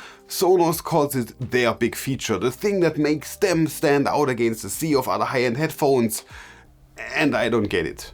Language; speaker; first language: English; non-native, fluent; German